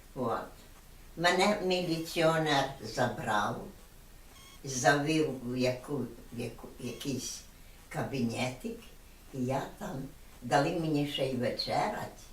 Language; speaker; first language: Ukrainian; native; Ukrainian